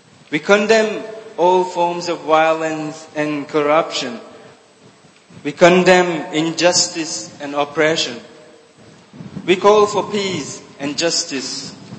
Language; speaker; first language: English; non-native, local second language; Divehi